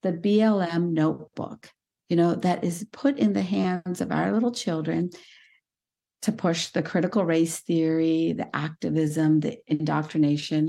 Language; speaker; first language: English; early bilingual, other home language; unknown